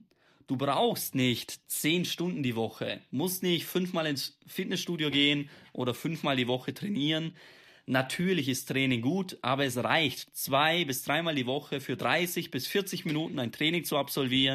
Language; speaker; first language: German; native; German